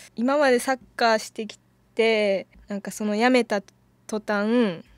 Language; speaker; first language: Japanese; native; Japanese